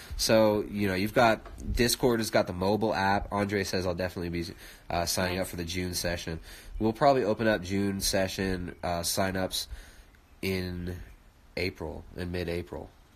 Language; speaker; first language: English; native; English